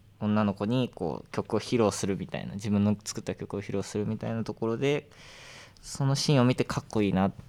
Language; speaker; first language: Japanese; native; Japanese